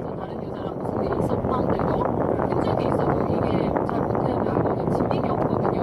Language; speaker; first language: Korean; non-native, fluent; Russian